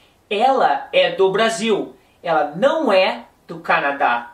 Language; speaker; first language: Portuguese; native; Portuguese